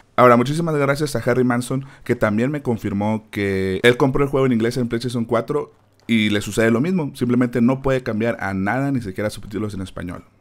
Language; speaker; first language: Spanish; native; Spanish